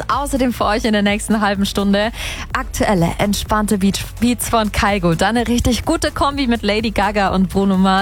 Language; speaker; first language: German; native; German